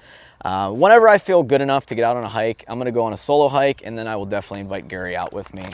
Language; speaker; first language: English; native; English